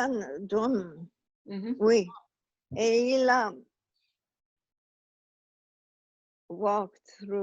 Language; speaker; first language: French; non-native, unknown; Italian